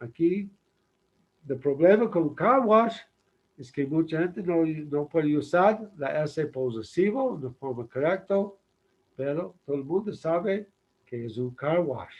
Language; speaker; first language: Spanish; non-native, learner; English